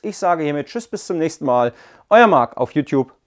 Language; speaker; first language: German; native; German